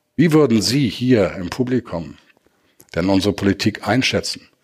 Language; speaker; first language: German; native; German